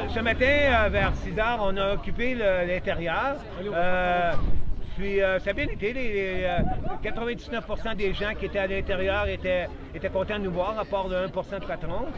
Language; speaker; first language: French; native; French